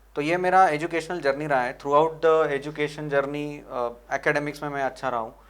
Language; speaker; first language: Hindi; non-native, local second language; Marwari